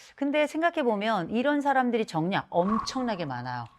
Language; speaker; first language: Korean; native; Korean